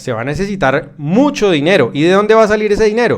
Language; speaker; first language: Spanish; native; Spanish